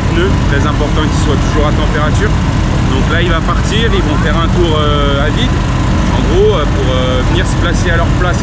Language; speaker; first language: French; native; French